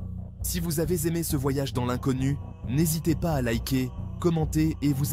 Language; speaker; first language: French; native; French